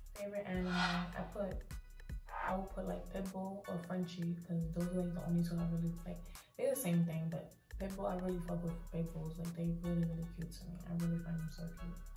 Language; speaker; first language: English; native; English